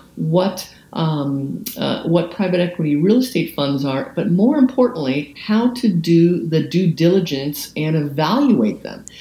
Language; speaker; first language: English; native; English